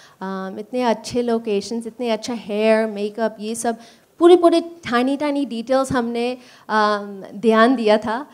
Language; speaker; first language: Hindi; early bilingual, heritage; English